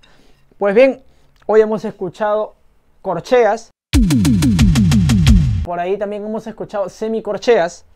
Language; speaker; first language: Spanish; native; Spanish